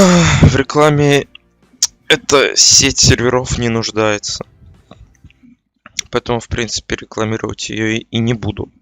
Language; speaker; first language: Russian; native; Russian